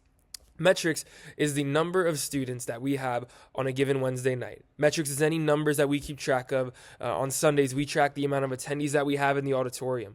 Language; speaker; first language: English; native; English